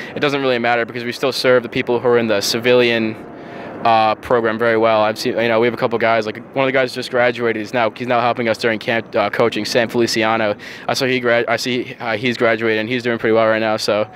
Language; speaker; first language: English; native; English